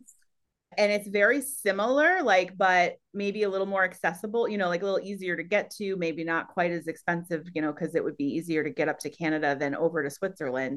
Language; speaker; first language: English; native; English